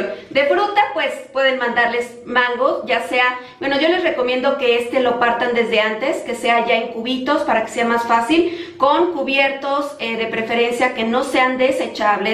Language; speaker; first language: Spanish; native; Spanish